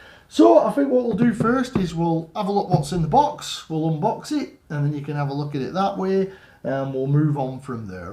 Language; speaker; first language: English; native; English